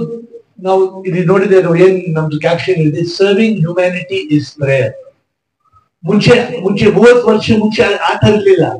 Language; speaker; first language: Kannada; non-native, local second language; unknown